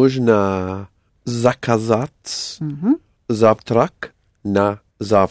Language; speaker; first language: Russian; non-native, learner; English